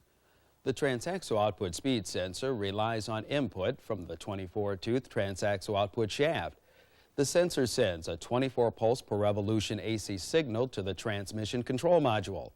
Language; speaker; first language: English; native; English